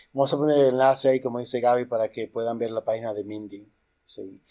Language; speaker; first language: Spanish; native; Spanish